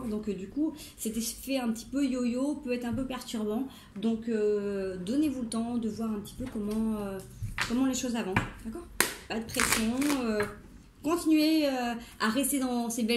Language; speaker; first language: French; native; French